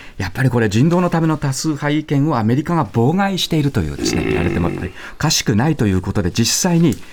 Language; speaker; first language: Japanese; native; Japanese